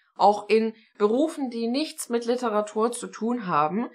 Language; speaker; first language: German; non-native, fluent; Estonian